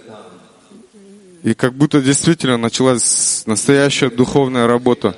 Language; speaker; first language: Russian; non-native, local second language; Kyrgyz